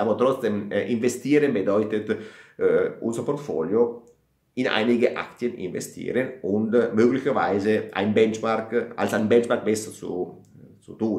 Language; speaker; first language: German; non-native, fluent; Italian